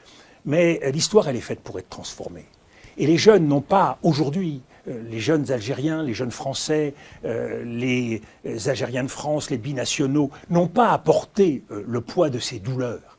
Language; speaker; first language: French; native; French